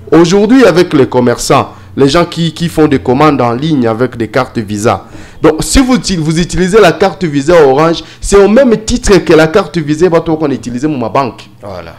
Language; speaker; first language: French; non-native, local second language; Swahili